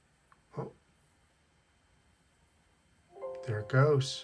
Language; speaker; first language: English; native; English